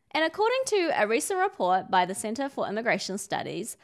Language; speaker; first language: English; native; English